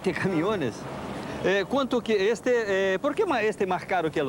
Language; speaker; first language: Spanish; non-native, learner; Portuguese